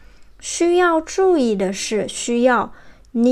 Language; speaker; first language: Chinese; native; Chinese